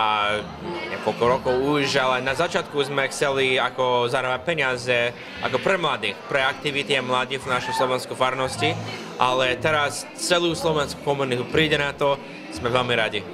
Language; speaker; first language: Slovak; early bilingual, heritage; Slovak